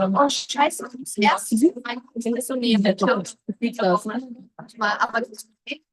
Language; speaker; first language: German; non-native, fluent; Japanese